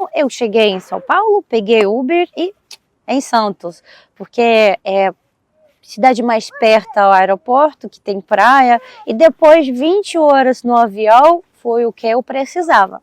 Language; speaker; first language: Portuguese; non-native, fluent; Russian